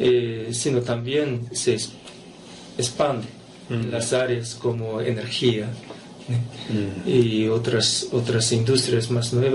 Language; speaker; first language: Spanish; non-native, fluent; Japanese